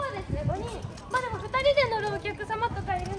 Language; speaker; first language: Japanese; native; Japanese